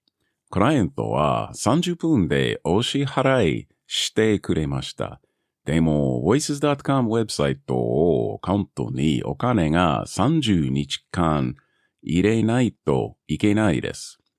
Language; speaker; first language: Japanese; non-native, learner; English